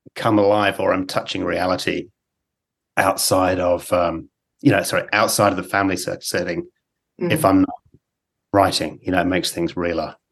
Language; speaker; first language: English; native; English